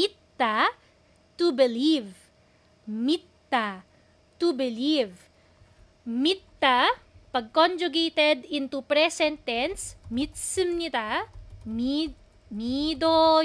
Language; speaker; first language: Korean; non-native, fluent; Filipino